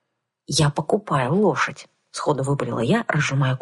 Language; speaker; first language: Russian; native; Russian